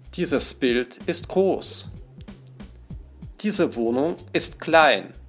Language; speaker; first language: German; non-native, fluent; Russian